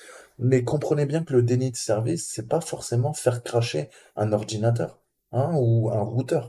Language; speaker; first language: French; native; French